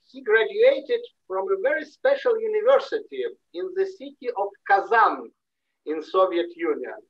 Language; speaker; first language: English; non-native, fluent; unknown